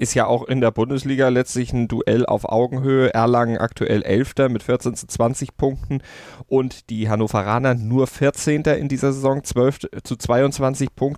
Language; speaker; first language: German; native; German